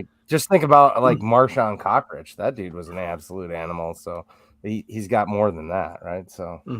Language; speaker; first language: English; native; English